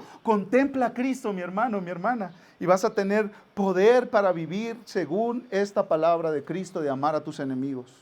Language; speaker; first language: Spanish; native; Spanish